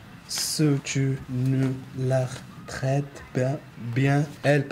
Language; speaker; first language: French; non-native, learner; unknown